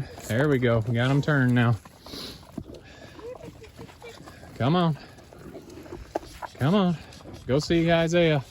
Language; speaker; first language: English; native; English